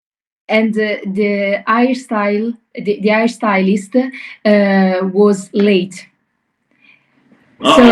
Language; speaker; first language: English; non-native, learner; Italian